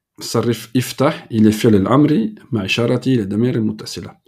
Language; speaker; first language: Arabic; non-native, fluent; French